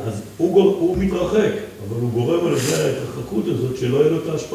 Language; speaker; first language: Hebrew; native; Hebrew